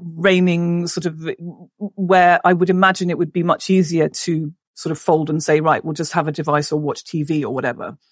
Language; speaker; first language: English; native; English